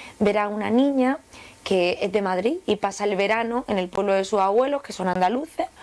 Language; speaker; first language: Spanish; native; Spanish